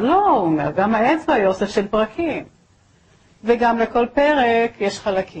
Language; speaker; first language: Hebrew; native; Hebrew